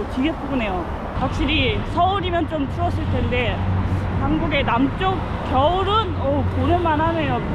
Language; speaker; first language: Korean; non-native, fluent; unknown